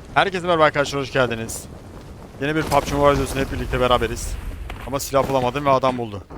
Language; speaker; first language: Turkish; native; Turkish